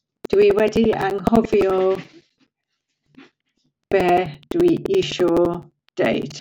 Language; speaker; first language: Welsh; non-native, learner; English